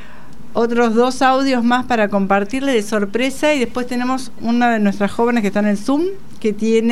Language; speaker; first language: Spanish; native; Spanish